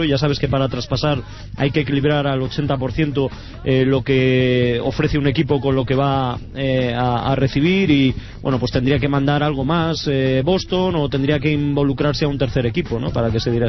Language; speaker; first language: Spanish; native; Spanish